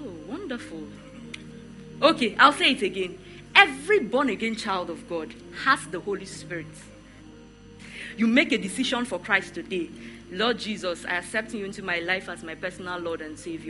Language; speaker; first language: English; non-native, local second language; Igbo